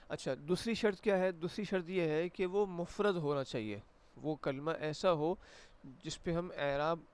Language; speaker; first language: Urdu; native; Urdu